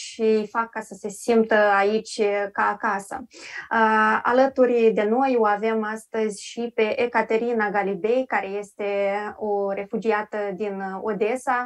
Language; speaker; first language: Romanian; native; Romanian